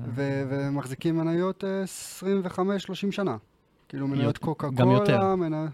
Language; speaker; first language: Hebrew; early bilingual, other home language; Georgian